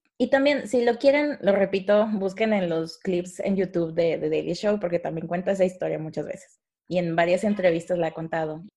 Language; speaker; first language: Spanish; native; Spanish